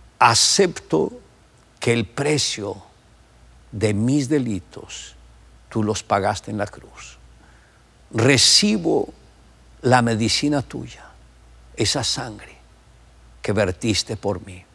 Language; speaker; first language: Spanish; native; Spanish